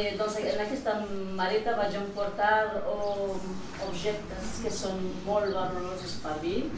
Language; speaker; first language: Catalan; non-native, fluent; Kabyle